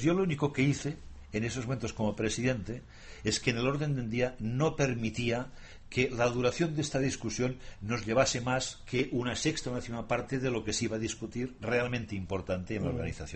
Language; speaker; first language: Spanish; native; Spanish